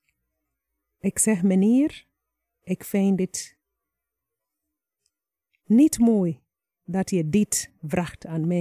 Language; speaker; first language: Dutch; non-native, fluent; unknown